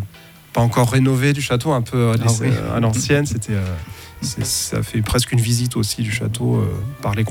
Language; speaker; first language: French; native; French